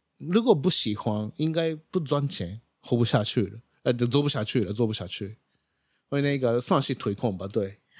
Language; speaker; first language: Chinese; non-native, fluent; Japanese